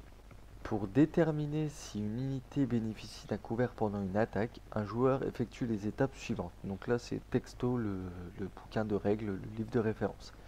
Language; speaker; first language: French; native; French